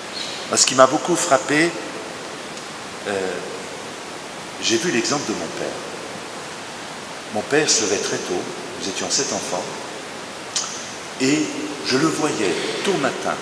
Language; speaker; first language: French; native; French